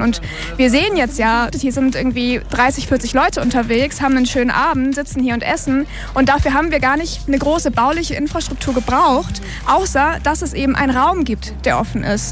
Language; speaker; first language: German; native; German